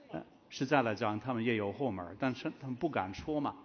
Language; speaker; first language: Chinese; non-native, fluent; English